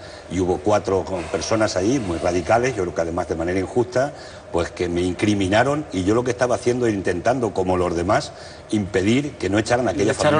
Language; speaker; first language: Spanish; native; Spanish